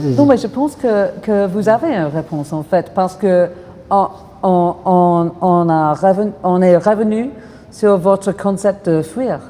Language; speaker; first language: French; non-native, fluent; English